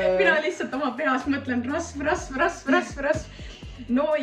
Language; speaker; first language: Estonian; native; Estonian